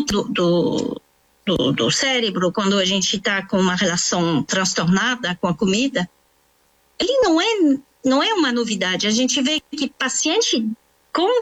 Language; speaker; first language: Portuguese; non-native, fluent; French